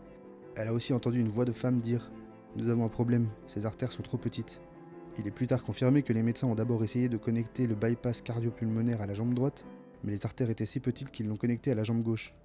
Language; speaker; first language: French; native; French